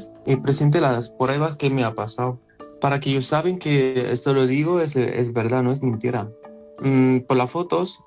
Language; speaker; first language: Spanish; non-native, learner; Arabic